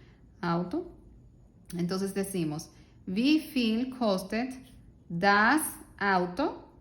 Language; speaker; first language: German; non-native, fluent; Spanish